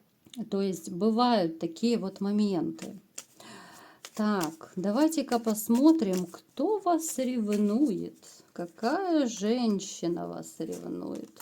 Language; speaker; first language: Russian; native; Russian